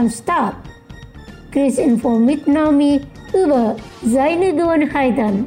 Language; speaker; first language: German; non-native, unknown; Indonesian